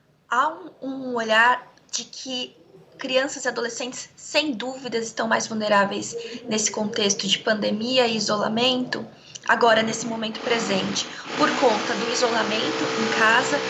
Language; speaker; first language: Portuguese; native; Portuguese